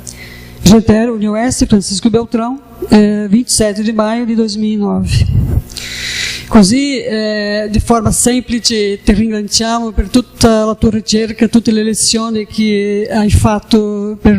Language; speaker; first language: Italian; non-native, learner; Portuguese